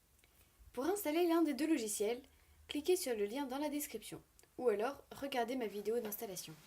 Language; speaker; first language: French; native; French